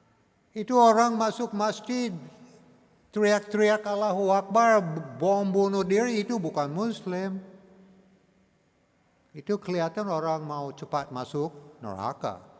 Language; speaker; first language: Indonesian; non-native, learner; English